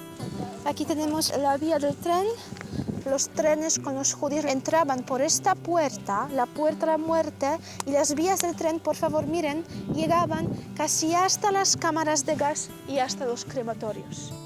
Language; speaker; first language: Spanish; non-native, fluent; Polish